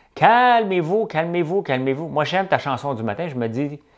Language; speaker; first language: French; native; French